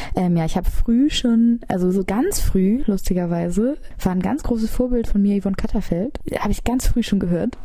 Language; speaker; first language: German; native; German